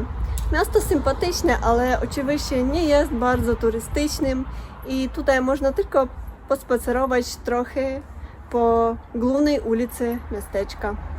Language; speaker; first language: Polish; non-native, learner; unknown